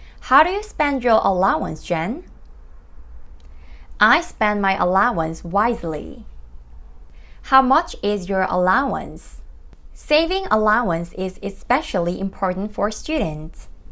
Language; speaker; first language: English; non-native, fluent; Korean